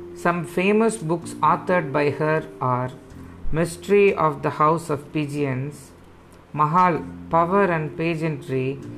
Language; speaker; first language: English; non-native, local second language; Tamil